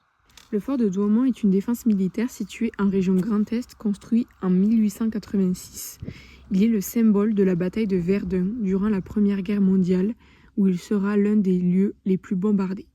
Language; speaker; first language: French; native; French